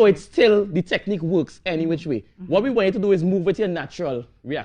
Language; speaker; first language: English; native; English